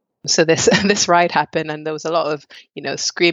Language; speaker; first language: English; non-native, local second language; Nyanja